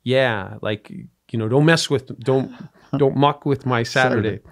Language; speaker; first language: English; native; English